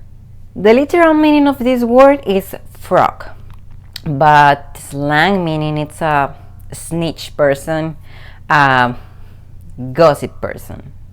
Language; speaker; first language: English; non-native, fluent; Spanish